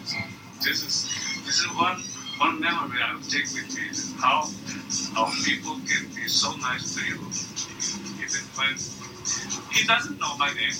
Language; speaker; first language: English; non-native, fluent; Portuguese